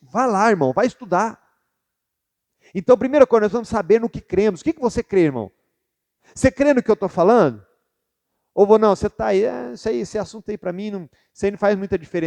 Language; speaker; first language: Portuguese; native; Portuguese